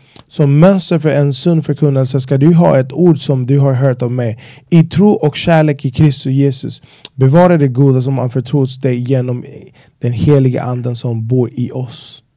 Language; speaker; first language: Swedish; non-native, fluent; Spanish